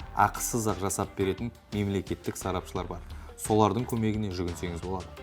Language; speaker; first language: Kazakh; native; Kazakh